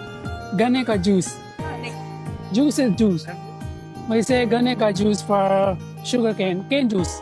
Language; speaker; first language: English; non-native, local second language; Hindi